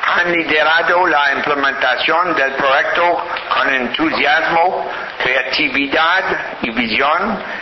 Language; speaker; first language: Spanish; non-native, learner; English